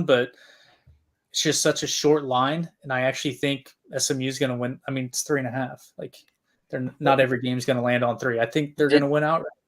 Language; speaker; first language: English; native; English